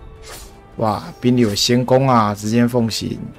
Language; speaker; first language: Chinese; native; Chinese